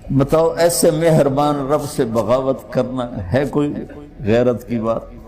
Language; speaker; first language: Urdu; non-native, local second language; Punjabi